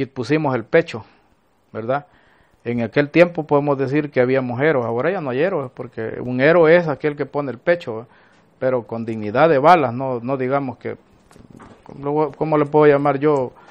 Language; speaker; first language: Spanish; native; Spanish